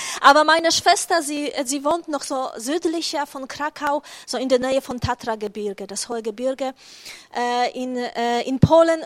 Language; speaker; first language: German; non-native, fluent; Polish